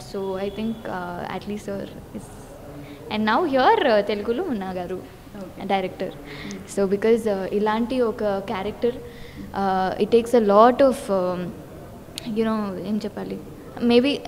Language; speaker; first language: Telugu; non-native, learner; Tamil